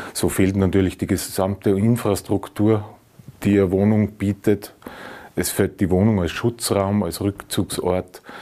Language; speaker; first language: German; native; German